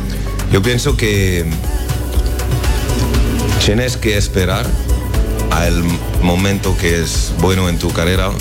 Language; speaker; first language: Spanish; non-native, learner; French